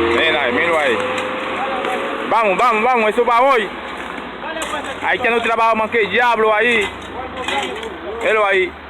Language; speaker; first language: Spanish; non-native, local second language; Haitian Creole